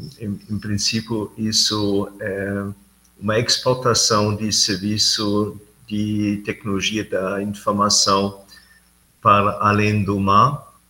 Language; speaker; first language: Portuguese; non-native, fluent; German